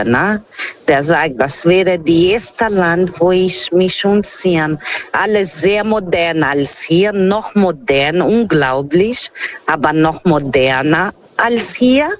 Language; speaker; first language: German; non-native, fluent; Portuguese